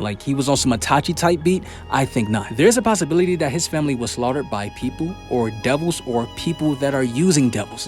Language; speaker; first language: English; native; English